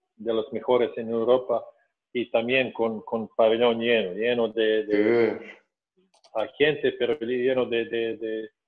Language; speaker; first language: Spanish; non-native, fluent; Serbian